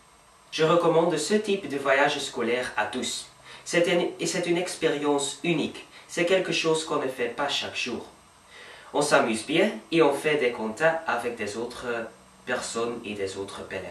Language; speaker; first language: French; non-native, fluent; Dutch